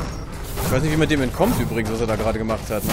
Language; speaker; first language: German; native; German